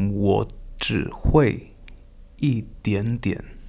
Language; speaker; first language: Chinese; non-native, fluent; Spanish